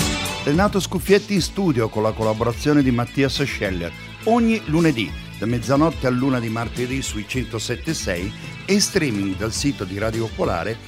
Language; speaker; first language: Italian; native; Italian